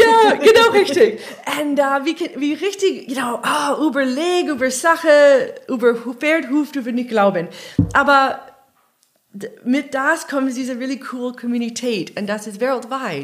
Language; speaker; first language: German; non-native, learner; English